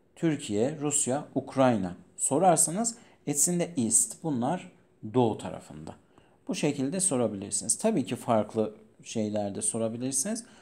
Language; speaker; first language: Turkish; non-native, fluent; Persian